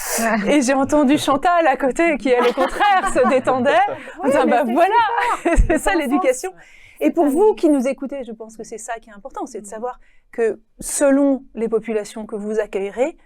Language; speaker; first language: French; native; French